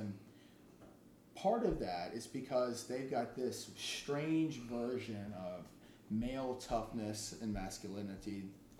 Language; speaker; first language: English; native; English